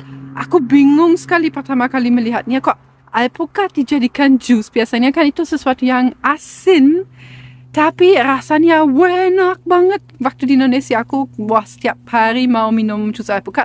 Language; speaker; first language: Indonesian; non-native, fluent; German